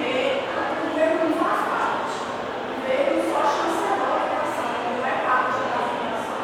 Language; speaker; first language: Portuguese; native; Portuguese